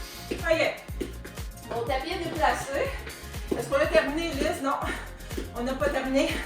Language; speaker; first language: French; native; French